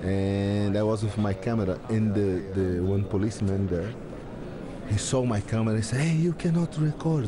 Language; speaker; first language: English; non-native, learner; Portuguese